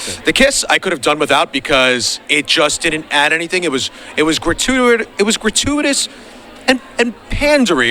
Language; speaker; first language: English; native; English